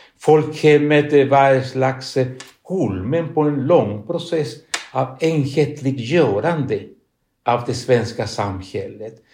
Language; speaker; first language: Swedish; non-native, fluent; Spanish